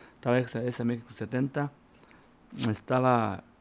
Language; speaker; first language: Spanish; native; Spanish